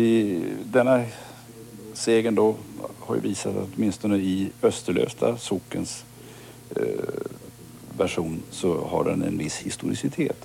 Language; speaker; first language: Swedish; native; Swedish